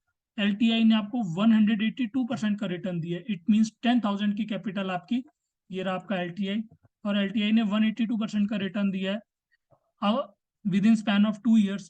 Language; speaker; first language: Hindi; native; Hindi